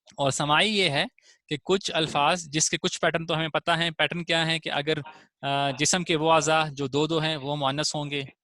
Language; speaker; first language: Urdu; non-native, local second language; Punjabi